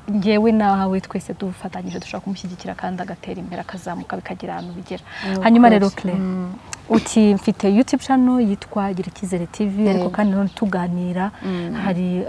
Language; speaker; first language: Kinyarwanda; native; Kinyarwanda